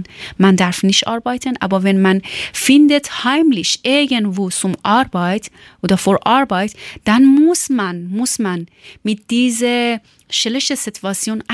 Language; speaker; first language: German; non-native, learner; Persian